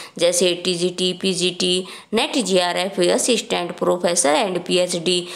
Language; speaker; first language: Hindi; native; Hindi